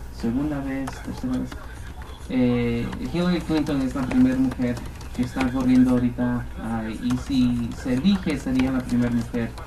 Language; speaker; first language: Spanish; native; Spanish